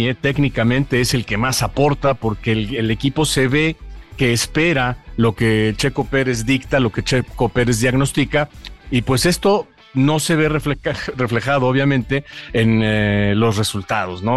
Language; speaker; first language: Spanish; native; Spanish